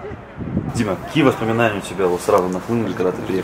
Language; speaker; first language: Russian; native; Russian